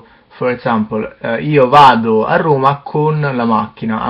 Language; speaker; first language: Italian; non-native, fluent; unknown